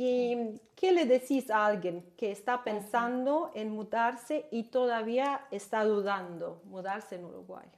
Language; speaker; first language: Spanish; non-native, learner; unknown